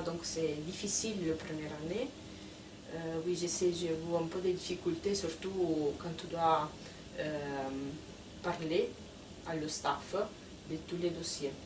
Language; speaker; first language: French; non-native, fluent; Italian